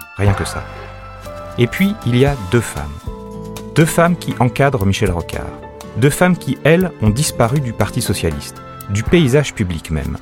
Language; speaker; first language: French; native; French